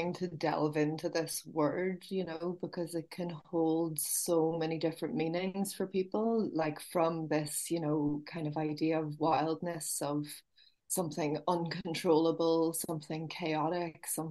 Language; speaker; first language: English; native; English